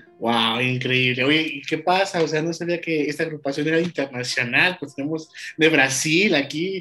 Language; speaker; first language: Spanish; native; Spanish